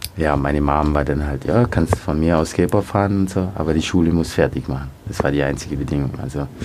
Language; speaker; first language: German; early bilingual, other home language; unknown